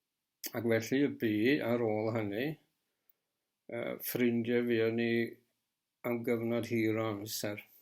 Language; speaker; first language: Welsh; native; Welsh